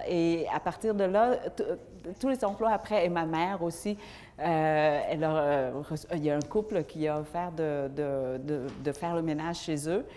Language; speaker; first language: French; early bilingual, other home language; Vietnamese